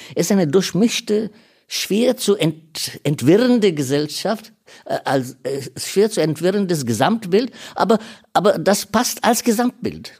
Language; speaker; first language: German; non-native, fluent; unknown